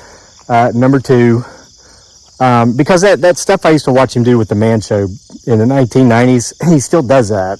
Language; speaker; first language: English; native; English